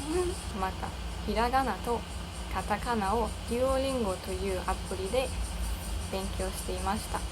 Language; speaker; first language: Japanese; non-native, learner; German